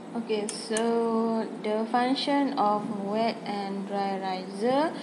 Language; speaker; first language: English; non-native, local second language; Malay